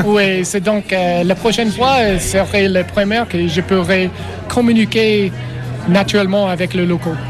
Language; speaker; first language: French; non-native, learner; English